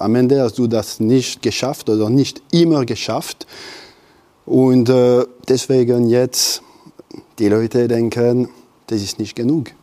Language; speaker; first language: German; non-native, local second language; French